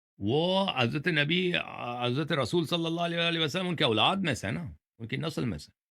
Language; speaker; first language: Urdu; non-native, fluent; Persian